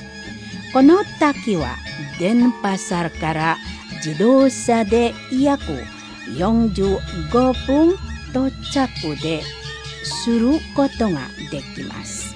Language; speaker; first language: Japanese; non-native, learner; Indonesian